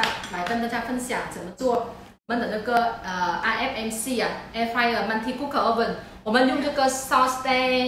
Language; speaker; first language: Chinese; non-native, fluent; Vietnamese